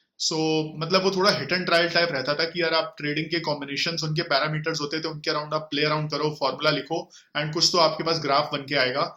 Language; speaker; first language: Hindi; native; Hindi